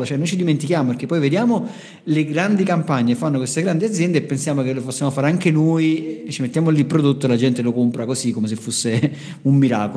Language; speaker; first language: Italian; native; Italian